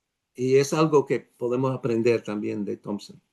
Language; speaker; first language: Spanish; non-native, fluent; Dutch